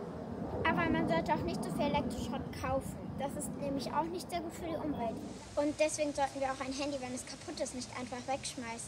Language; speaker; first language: German; native; German